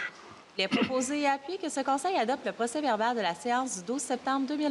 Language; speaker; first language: French; native; French